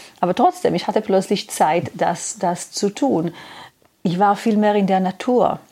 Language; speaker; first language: German; non-native, fluent; Hebrew